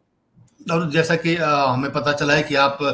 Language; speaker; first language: Hindi; native; Hindi